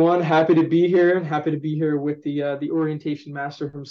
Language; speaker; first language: English; native; English